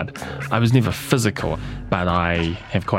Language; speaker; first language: English; native; English